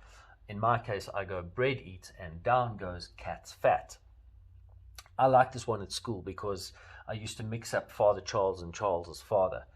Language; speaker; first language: English; native; English